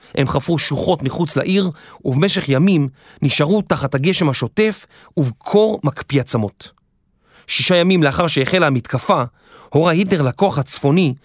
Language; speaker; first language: Hebrew; native; Hebrew